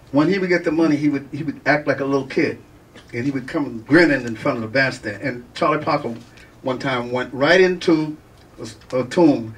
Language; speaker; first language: English; native; English